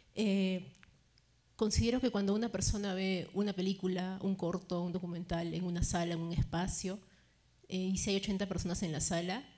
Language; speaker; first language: Spanish; native; Spanish